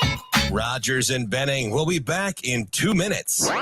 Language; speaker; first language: English; native; English